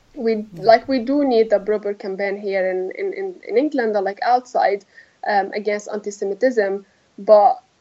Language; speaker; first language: English; non-native, fluent; Arabic